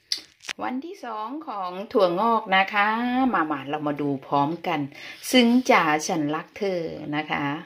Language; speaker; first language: Thai; native; Thai